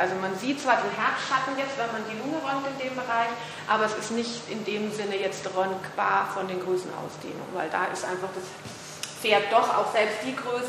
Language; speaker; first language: German; native; German